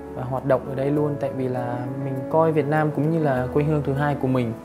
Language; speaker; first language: Vietnamese; early bilingual, other home language; Lao